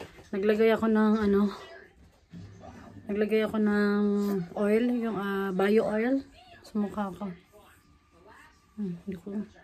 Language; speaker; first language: Filipino; native; Filipino